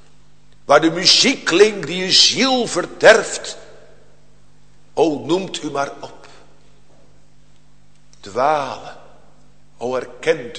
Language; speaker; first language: Dutch; native; Dutch